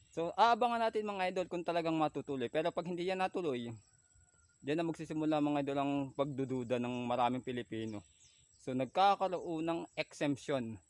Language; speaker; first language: Filipino; native; Filipino